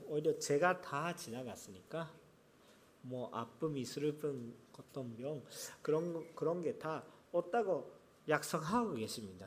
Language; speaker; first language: Korean; non-native, fluent; Japanese